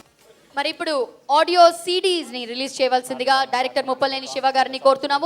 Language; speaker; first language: Telugu; native; Telugu